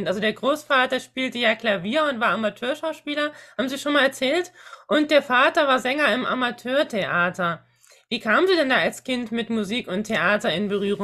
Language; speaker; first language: German; native; German